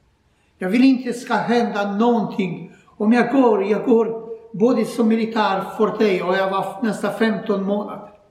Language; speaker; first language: Swedish; non-native, learner; Croatian